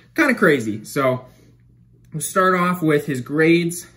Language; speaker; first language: English; native; English